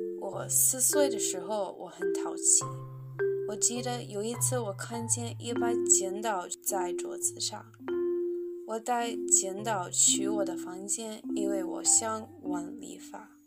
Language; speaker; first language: Chinese; non-native, learner; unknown